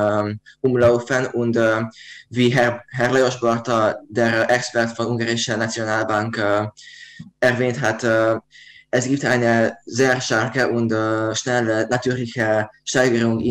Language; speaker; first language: German; non-native, learner; Hungarian